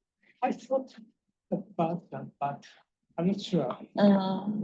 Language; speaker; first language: English; non-native, fluent; Japanese